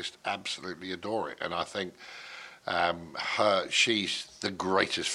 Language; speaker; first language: English; native; English